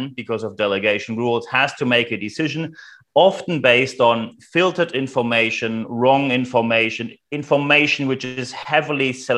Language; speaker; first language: English; non-native, fluent; German